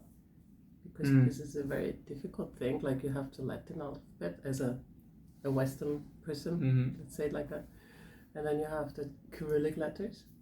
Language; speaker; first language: English; non-native, fluent; German